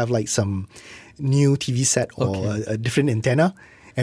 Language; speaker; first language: English; non-native, local second language; Malay